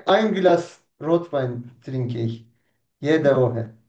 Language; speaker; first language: German; non-native, learner; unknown